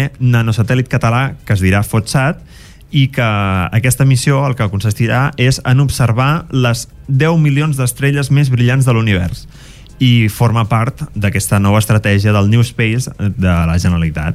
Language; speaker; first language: Catalan; native; Catalan